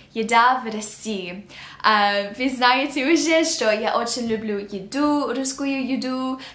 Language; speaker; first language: Russian; early bilingual, other home language; English